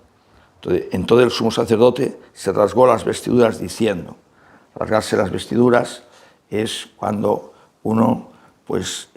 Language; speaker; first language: Spanish; native; Spanish